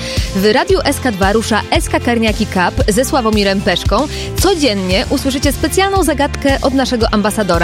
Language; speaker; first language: Polish; native; Polish